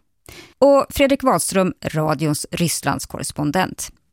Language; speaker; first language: Swedish; native; Swedish